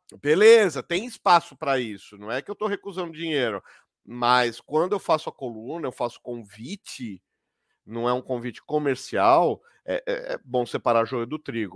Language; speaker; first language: Portuguese; native; Portuguese